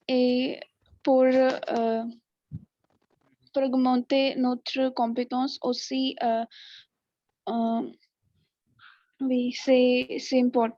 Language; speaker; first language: French; non-native, learner; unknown